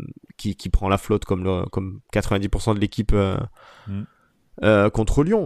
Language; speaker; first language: French; native; French